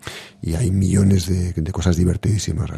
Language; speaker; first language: Spanish; native; Spanish